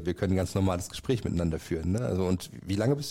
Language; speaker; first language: German; native; German